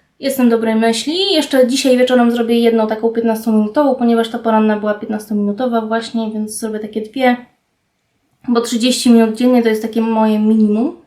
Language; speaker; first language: Polish; native; Polish